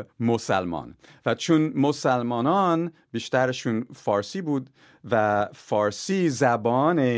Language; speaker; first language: Persian; non-native, fluent; English